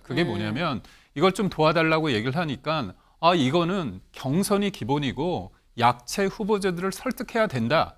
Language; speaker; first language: Korean; native; Korean